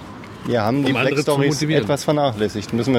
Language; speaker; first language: German; native; German